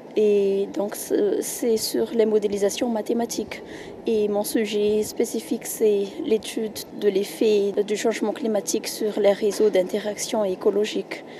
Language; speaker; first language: French; non-native, local second language; Malagasy